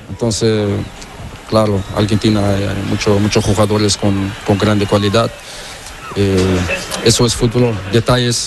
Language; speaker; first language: Spanish; non-native, learner; Portuguese